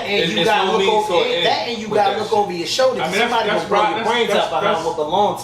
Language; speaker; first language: English; native; English